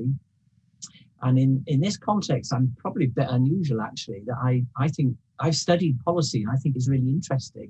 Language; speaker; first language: English; native; English